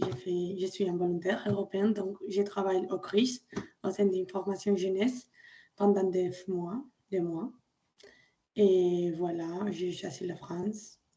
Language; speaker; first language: French; non-native, learner; Spanish